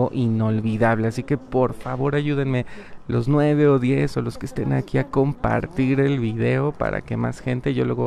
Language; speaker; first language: Spanish; native; Spanish